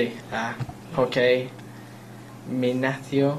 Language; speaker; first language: Spanish; non-native, learner; English